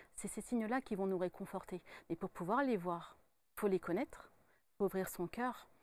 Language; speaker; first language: French; native; French